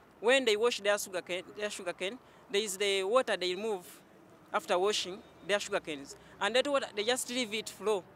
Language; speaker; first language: English; non-native, local second language; Ganda